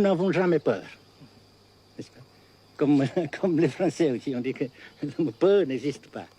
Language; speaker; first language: French; non-native, local second language; Vietnamese